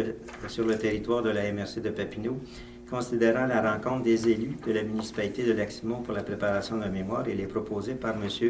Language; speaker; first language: French; native; French